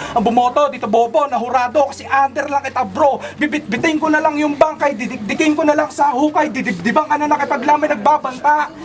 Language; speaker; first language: Filipino; native; Filipino